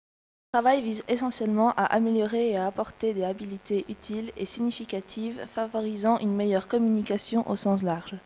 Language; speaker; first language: French; native; French